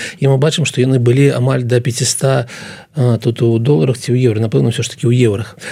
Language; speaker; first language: Belarusian; non-native, local second language; Russian